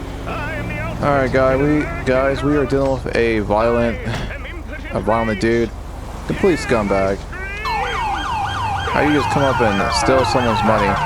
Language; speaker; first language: English; native; English